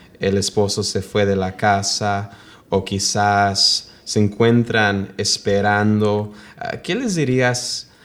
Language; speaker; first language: Spanish; early bilingual, heritage; English